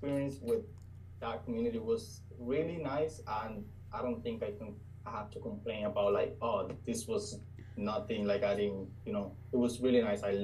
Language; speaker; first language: English; non-native, fluent; Spanish